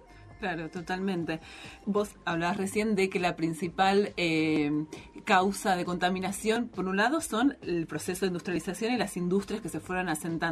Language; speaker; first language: Spanish; native; Spanish